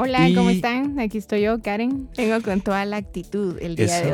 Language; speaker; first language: Spanish; native; Spanish